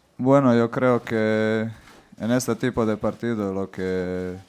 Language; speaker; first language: Spanish; non-native, fluent; Croatian